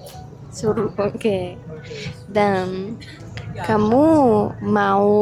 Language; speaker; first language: Indonesian; non-native, learner; Czech